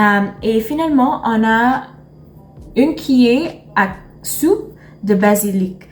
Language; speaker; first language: French; non-native, learner; English